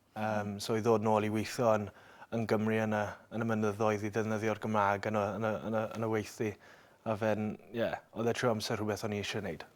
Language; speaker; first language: Welsh; native; Welsh